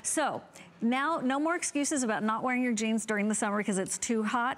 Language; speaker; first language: English; native; English